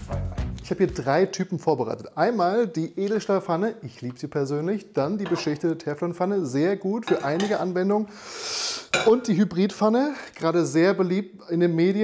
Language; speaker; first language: German; native; German